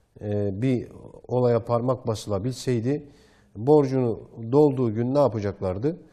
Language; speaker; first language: Turkish; native; Turkish